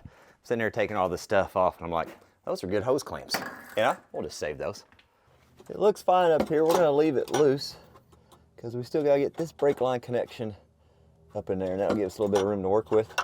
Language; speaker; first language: English; native; English